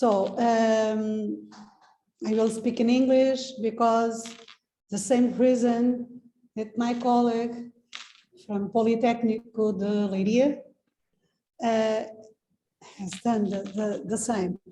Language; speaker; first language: English; non-native, fluent; Portuguese